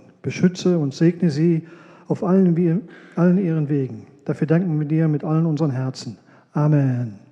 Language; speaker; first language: German; native; German